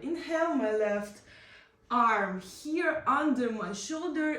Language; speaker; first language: English; non-native, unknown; Ukrainian